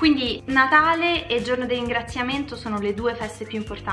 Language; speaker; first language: Italian; native; Italian